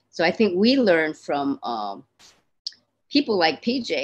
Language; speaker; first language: English; native; English